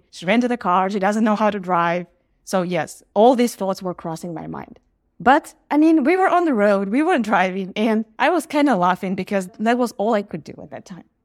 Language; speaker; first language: English; non-native, fluent; Ukrainian